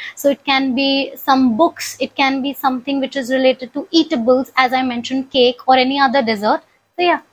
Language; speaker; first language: English; non-native, local second language; Punjabi